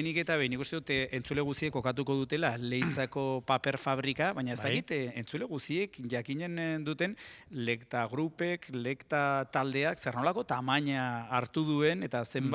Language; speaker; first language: Basque; native; Basque